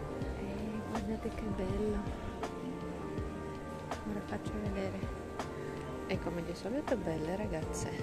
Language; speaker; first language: Italian; non-native, learner; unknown